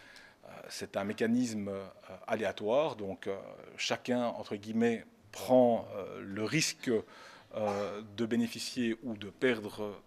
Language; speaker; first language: French; native; French